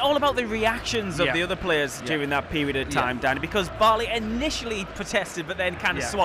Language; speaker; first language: English; native; English